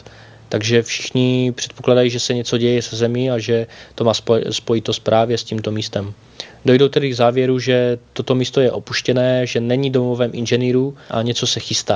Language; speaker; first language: Czech; native; Czech